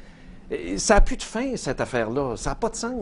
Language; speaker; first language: French; native; French